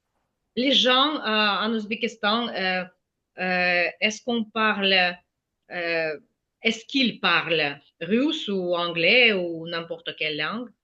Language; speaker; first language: French; non-native, fluent; Ukrainian